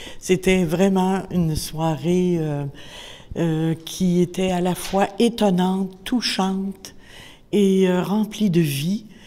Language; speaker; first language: French; native; French